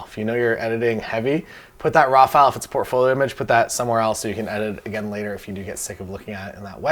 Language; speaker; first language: English; native; English